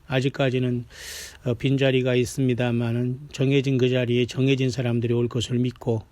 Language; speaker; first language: Korean; native; Korean